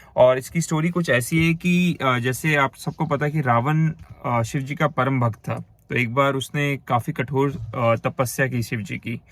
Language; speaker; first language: Hindi; native; Hindi